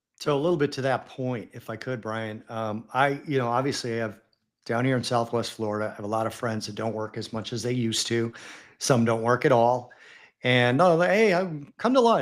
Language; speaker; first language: English; native; English